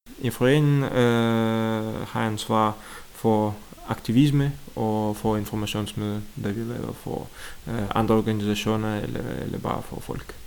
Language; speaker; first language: Danish; non-native, fluent; Russian